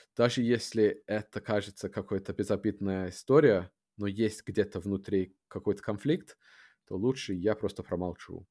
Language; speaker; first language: Russian; non-native, fluent; English